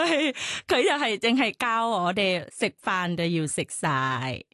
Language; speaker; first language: Cantonese; non-native, learner; Thai